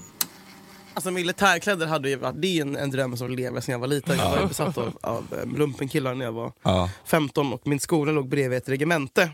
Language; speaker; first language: Swedish; native; Swedish